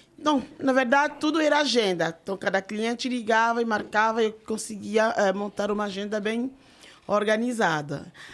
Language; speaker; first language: Portuguese; non-native, fluent; French